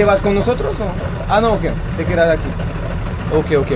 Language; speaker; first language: Spanish; non-native, learner; French